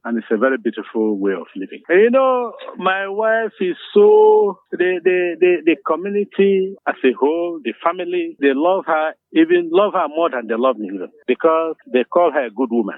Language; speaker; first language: English; non-native, local second language; Igbo